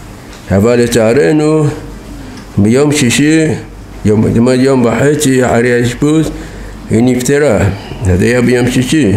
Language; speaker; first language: Hebrew; non-native, fluent; Persian